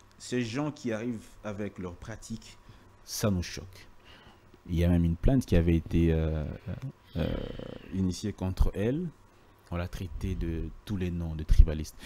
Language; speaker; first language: French; non-native, local second language; Lingala